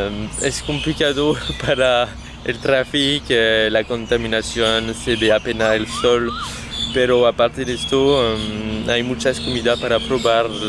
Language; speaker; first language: Spanish; non-native, fluent; French